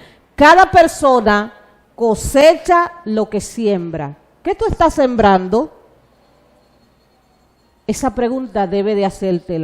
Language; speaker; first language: Spanish; native; Spanish